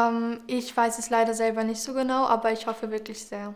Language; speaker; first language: German; early bilingual, other home language; Georgian